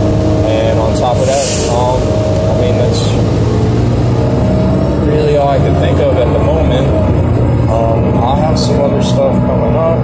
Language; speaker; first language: English; native; English